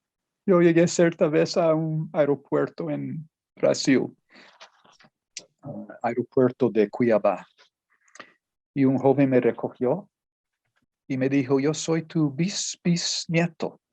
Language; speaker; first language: Spanish; non-native, fluent; Portuguese